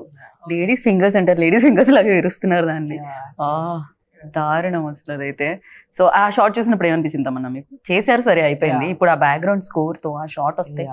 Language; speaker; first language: Telugu; native; Telugu